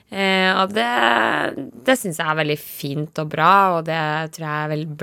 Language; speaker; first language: Norwegian; native; Norwegian